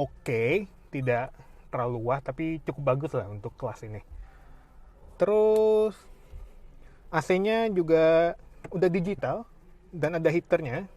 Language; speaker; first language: Indonesian; native; Indonesian